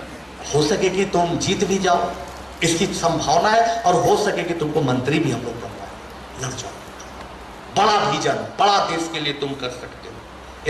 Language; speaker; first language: Hindi; native; Hindi